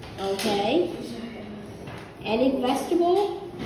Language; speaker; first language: English; non-native, fluent; Vietnamese